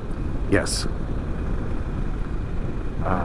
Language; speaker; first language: English; native; English